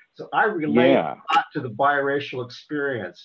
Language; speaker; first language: English; native; English